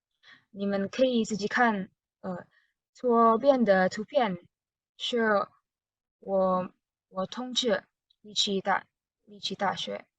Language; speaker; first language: Chinese; non-native, learner; Indonesian